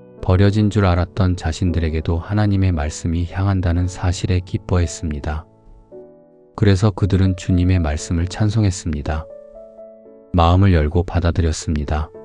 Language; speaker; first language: Korean; native; Korean